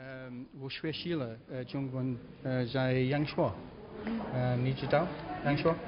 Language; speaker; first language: Chinese; non-native, learner; English